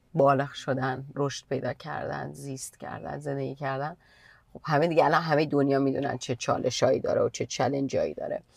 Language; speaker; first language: Persian; native; Persian